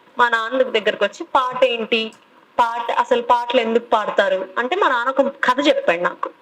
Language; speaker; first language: Telugu; native; Telugu